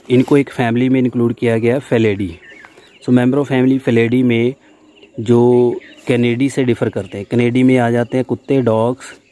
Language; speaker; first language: Hindi; non-native, local second language; Punjabi